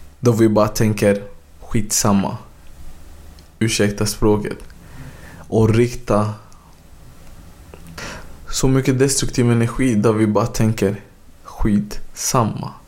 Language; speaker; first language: Swedish; early bilingual, other home language; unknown